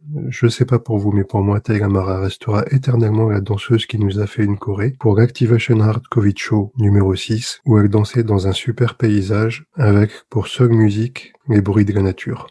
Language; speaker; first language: French; native; French